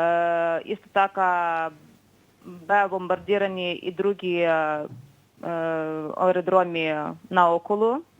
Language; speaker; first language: Macedonian; non-native, fluent; Ukrainian